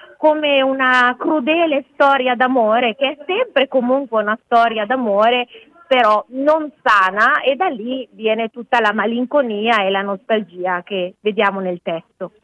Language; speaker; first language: Italian; non-native, fluent; Persian